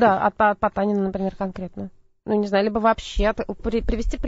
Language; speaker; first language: Russian; native; Russian